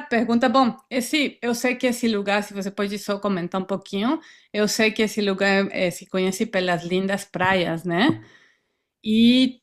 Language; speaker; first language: Portuguese; non-native, fluent; Spanish